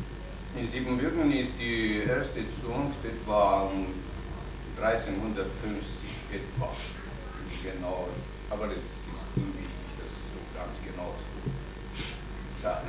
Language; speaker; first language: German; non-native, fluent; Romanian